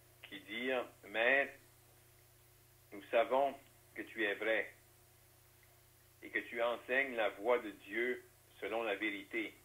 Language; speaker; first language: French; native; French